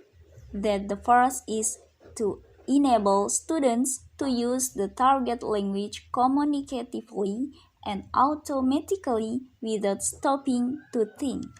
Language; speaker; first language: English; non-native, learner; Indonesian